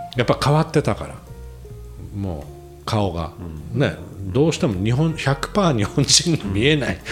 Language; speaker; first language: Japanese; native; Japanese